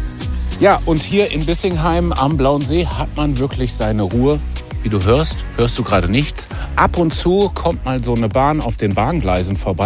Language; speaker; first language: German; native; German